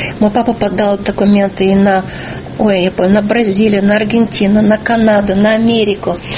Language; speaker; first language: Russian; early bilingual, heritage; Russian